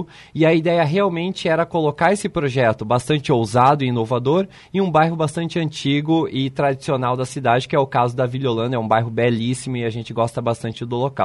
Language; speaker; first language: Portuguese; native; Portuguese